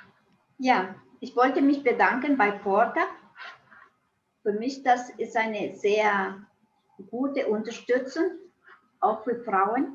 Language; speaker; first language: German; non-native, fluent; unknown